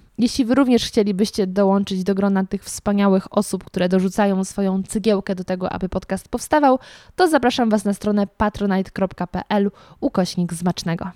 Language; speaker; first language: Polish; native; Polish